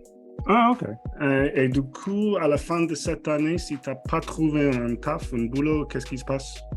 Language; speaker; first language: French; non-native, fluent; English